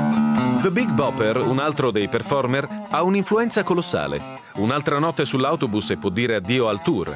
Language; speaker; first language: Italian; native; Italian